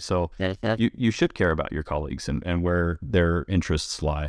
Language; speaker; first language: English; native; English